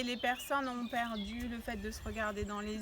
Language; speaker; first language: French; native; French